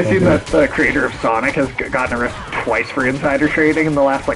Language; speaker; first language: English; native; English